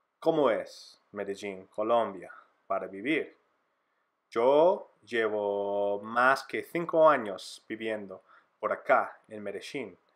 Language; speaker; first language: Spanish; non-native, fluent; English